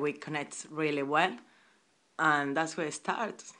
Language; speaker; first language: English; non-native, learner; Spanish